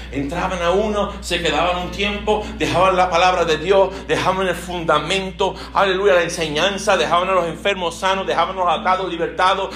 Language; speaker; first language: Spanish; early bilingual, heritage; Spanish